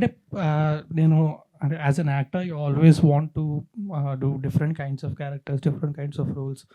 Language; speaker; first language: Telugu; native; Telugu